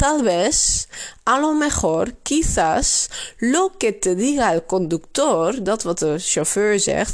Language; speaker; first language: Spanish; non-native, fluent; Dutch